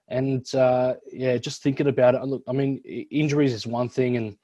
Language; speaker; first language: English; native; English